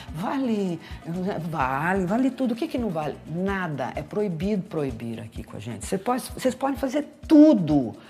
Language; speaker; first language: Portuguese; native; Portuguese